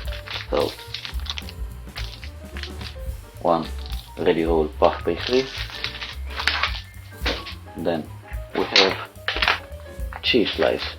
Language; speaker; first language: English; non-native, fluent; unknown